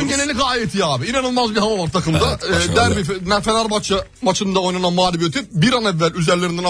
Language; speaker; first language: Turkish; native; Turkish